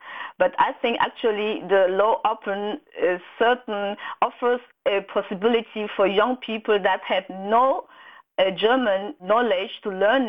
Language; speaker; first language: English; non-native, local second language; French